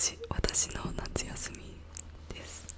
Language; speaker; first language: Japanese; non-native, learner; English